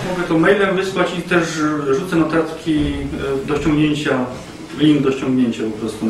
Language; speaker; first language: Polish; native; Polish